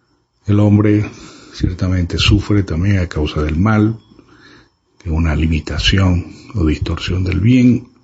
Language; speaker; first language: Spanish; native; Spanish